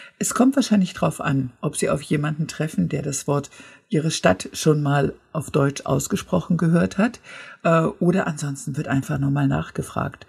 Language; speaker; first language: German; native; German